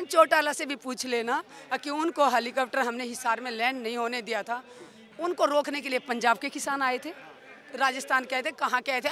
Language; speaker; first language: Hindi; native; Hindi